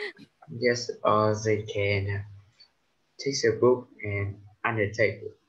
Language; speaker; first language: English; non-native, learner; Vietnamese